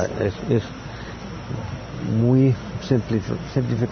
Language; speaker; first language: Spanish; non-native, learner; English